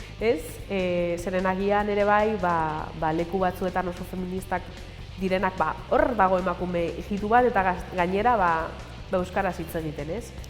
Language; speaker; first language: Basque; early bilingual, other home language; Spanish